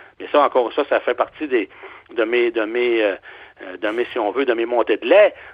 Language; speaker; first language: French; native; French